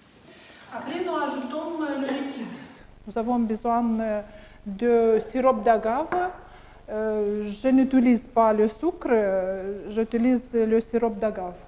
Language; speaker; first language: French; non-native, learner; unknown